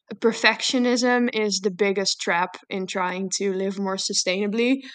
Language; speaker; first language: English; non-native, fluent; Dutch